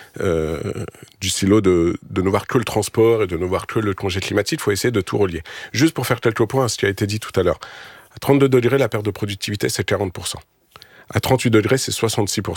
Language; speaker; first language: French; native; French